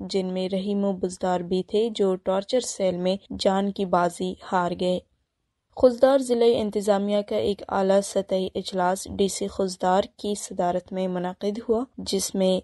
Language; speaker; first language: Urdu; non-native, local second language; Baluchi